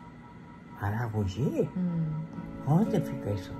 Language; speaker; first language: Portuguese; non-native, local second language; Japanese